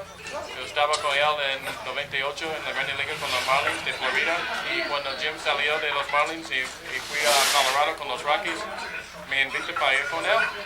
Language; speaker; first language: Spanish; non-native, fluent; English